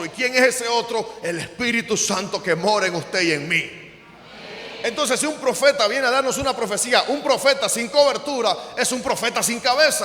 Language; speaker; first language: Spanish; native; Spanish